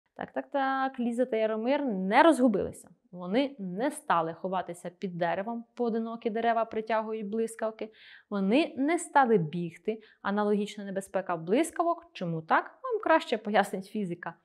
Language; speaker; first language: Ukrainian; native; Ukrainian